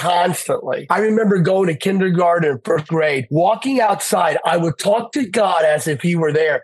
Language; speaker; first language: English; native; English